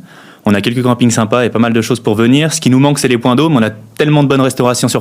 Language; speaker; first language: French; native; French